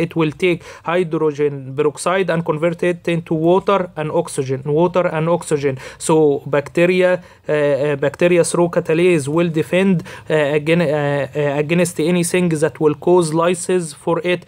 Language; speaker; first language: English; non-native, fluent; Arabic